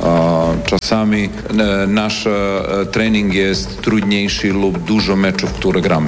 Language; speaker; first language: Polish; non-native, learner; Serbian